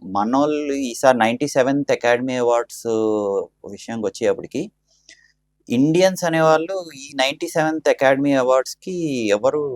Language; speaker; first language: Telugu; early bilingual, heritage; Telugu